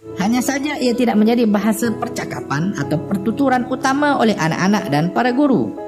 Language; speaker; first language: Malay; native; Malay